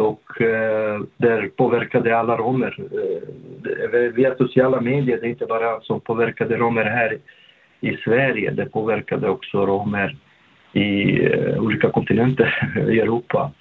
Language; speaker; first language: Swedish; non-native, fluent; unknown